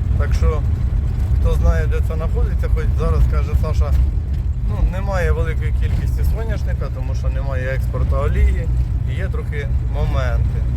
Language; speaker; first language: Ukrainian; native; Ukrainian